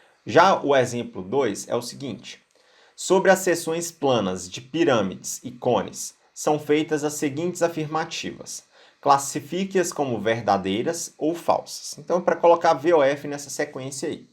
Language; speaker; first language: Portuguese; native; Portuguese